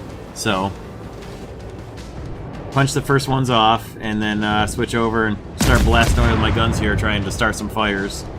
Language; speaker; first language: English; native; English